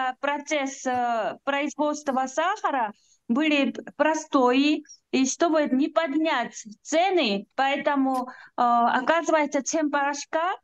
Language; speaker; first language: Russian; non-native, learner; Korean